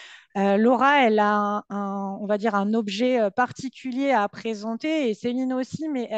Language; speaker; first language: French; native; French